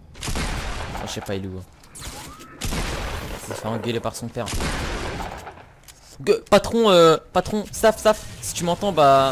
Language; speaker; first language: French; native; French